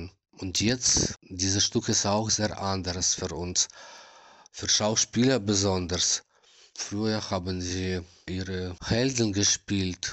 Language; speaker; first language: German; non-native, learner; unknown